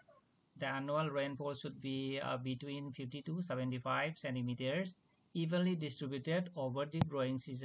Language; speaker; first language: English; non-native, local second language; Manipuri